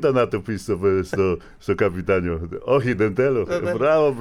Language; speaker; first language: Greek; non-native, fluent; Polish